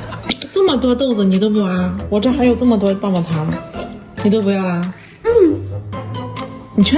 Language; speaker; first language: Chinese; native; Chinese